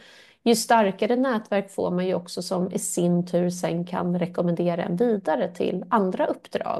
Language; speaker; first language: Swedish; native; Swedish